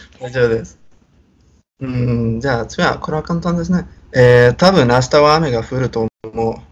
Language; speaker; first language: Japanese; non-native, learner; Spanish